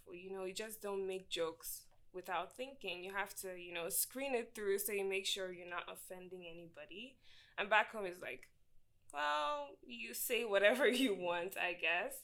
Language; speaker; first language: English; non-native, local second language; Igbo